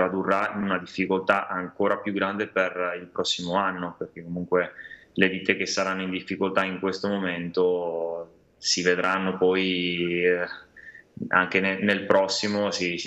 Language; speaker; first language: Italian; native; Italian